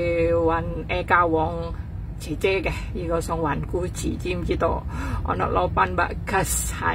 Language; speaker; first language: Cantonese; non-native, fluent; Indonesian